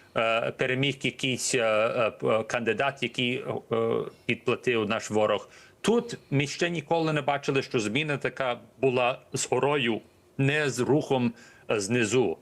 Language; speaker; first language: Ukrainian; early bilingual, heritage; Ukrainian